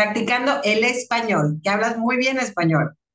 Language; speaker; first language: Spanish; native; Spanish